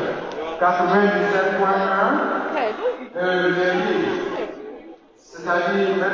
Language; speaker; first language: French; non-native, learner; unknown